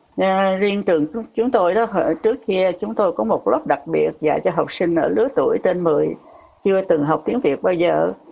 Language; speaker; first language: Vietnamese; native; Vietnamese